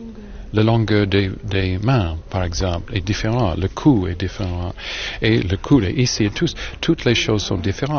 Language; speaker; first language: French; non-native, fluent; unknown